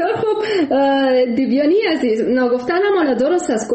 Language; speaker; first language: Persian; native; Persian